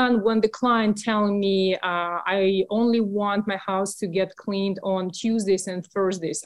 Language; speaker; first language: English; non-native, fluent; Russian